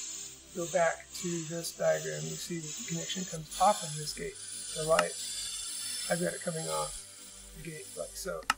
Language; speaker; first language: English; native; English